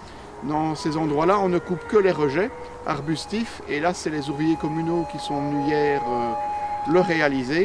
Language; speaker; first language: French; native; French